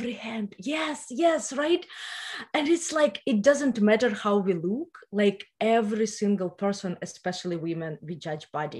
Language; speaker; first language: English; non-native, fluent; Russian